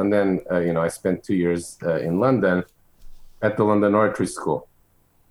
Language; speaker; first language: English; non-native, fluent; Portuguese